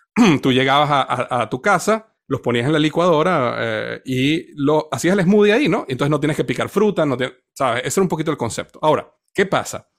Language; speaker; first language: Spanish; native; Spanish